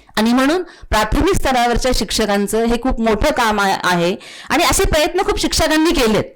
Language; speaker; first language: Marathi; native; Marathi